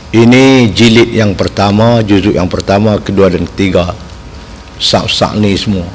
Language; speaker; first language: Malay; native; Malay